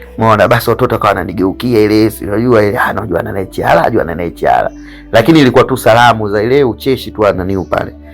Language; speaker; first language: Swahili; native; Swahili